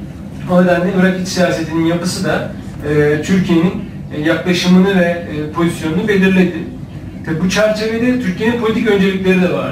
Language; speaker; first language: Turkish; native; Turkish